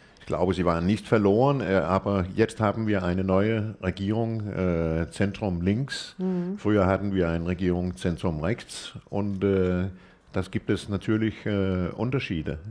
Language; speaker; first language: German; non-native, fluent; Danish